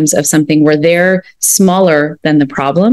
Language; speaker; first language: English; native; English